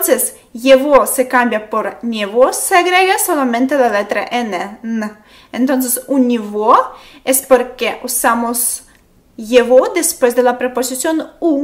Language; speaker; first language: Spanish; non-native, fluent; Russian